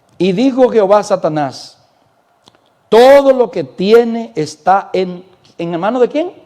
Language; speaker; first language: Spanish; native; Spanish